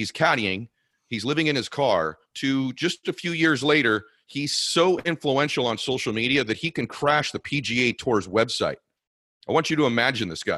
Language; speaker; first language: English; native; English